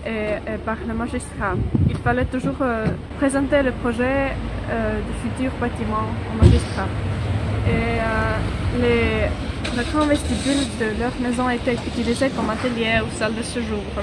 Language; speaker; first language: French; non-native, learner; Estonian